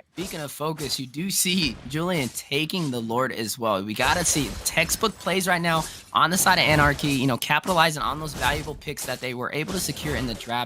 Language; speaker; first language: English; native; English